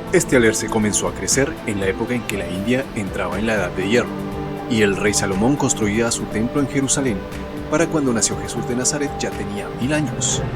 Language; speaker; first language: Spanish; native; Spanish